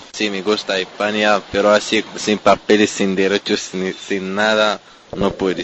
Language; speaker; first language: Spanish; non-native, learner; Arabic